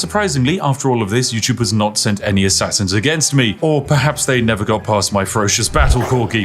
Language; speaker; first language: English; native; English